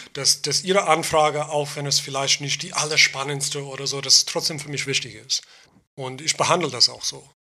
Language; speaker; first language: German; non-native, fluent; English